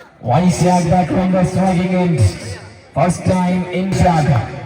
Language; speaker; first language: English; non-native, local second language; Malayalam